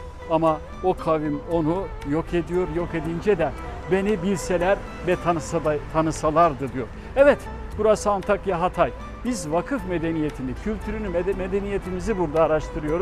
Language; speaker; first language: Turkish; native; Turkish